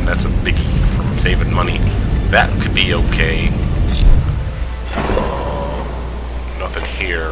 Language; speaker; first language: English; native; English